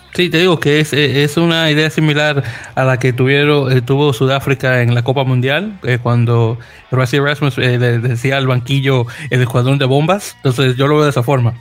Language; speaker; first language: Spanish; native; Spanish